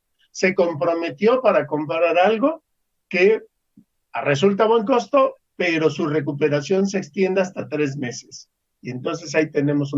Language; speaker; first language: Spanish; native; Spanish